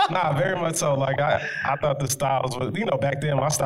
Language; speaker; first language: English; native; English